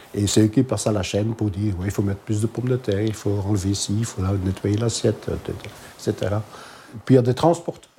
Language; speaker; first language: French; non-native, fluent; Dutch